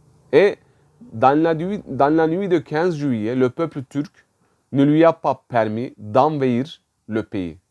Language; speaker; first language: French; non-native, fluent; Turkish